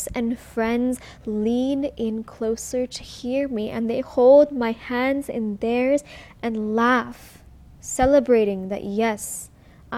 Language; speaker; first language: English; early bilingual, other home language; Marathi